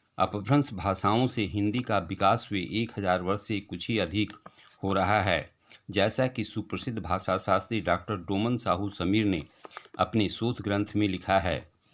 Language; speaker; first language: Hindi; native; Hindi